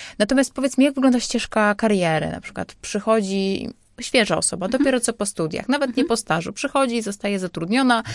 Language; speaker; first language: Polish; native; Polish